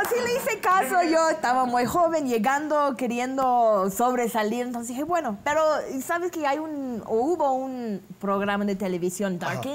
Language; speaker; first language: Spanish; non-native, fluent; English